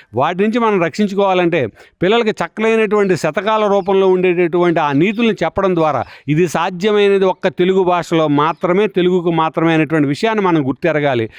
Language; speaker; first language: Telugu; native; Telugu